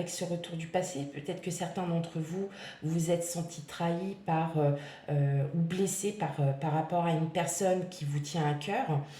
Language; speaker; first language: French; native; French